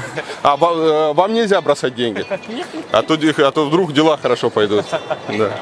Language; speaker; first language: Russian; native; Russian